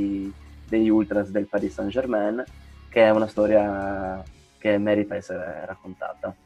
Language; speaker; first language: Italian; native; Italian